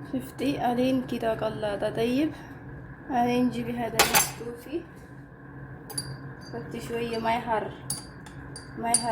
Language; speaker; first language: Arabic; non-native, learner; Amharic